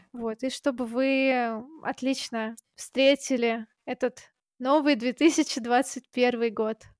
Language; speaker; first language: Russian; native; Russian